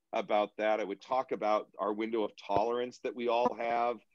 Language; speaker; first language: English; native; English